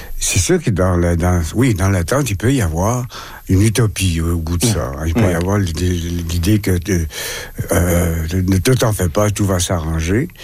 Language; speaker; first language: French; native; French